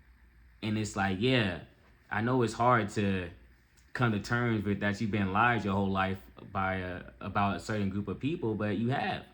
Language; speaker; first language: English; native; English